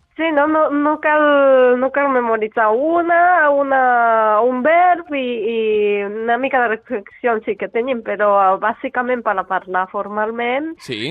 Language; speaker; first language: Catalan; non-native, learner; Japanese